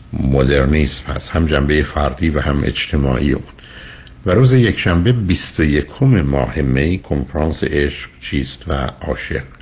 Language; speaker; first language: Persian; native; Persian